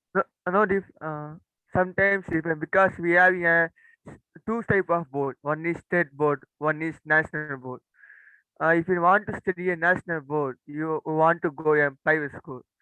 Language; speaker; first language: English; non-native, learner; Tamil